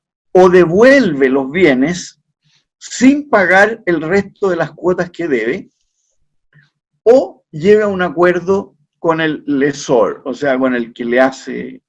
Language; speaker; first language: Spanish; native; Spanish